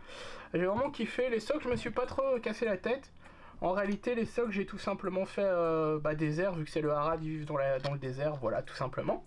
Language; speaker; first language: French; native; French